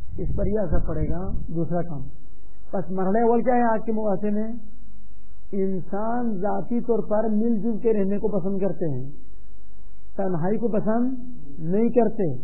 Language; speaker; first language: Urdu; non-native, local second language; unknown